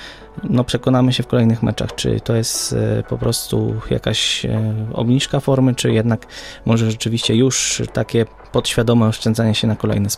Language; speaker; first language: Polish; native; Polish